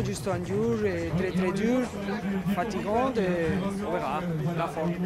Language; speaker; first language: French; non-native, learner; Spanish